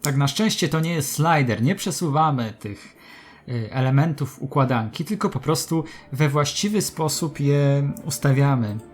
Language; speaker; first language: Polish; native; Polish